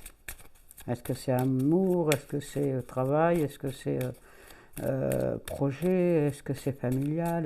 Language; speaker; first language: French; native; French